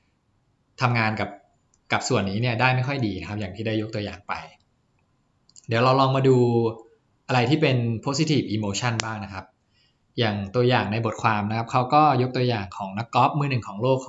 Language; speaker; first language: Thai; native; Thai